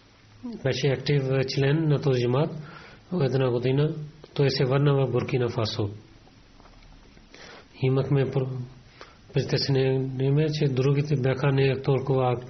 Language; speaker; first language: Bulgarian; non-native, fluent; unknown